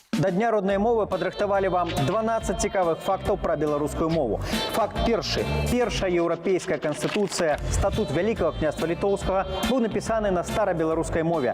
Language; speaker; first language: Belarusian; non-native, local second language; Russian